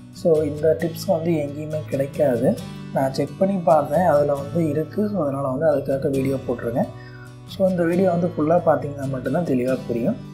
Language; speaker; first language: Tamil; native; Tamil